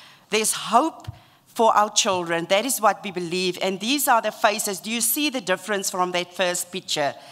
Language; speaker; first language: English; non-native, local second language; Afrikaans